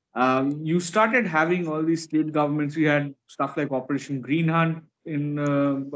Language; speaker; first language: English; non-native, local second language; Bangla